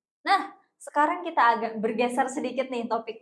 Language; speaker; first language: Indonesian; native; Indonesian